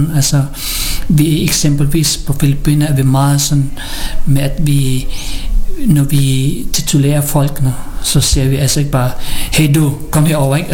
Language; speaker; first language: Danish; non-native, fluent; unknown